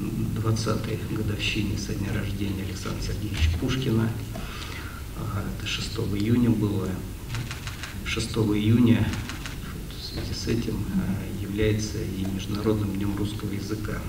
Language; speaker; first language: Russian; native; Russian